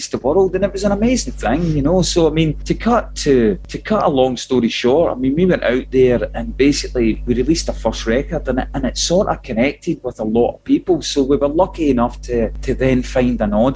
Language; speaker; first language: English; native; English